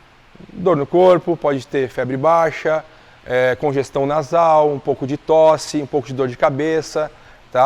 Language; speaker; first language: Portuguese; native; Portuguese